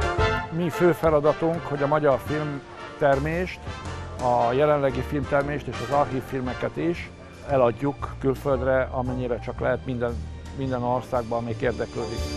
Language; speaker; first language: Hungarian; native; Hungarian